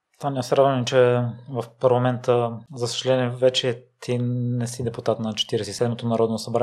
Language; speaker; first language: Bulgarian; native; Bulgarian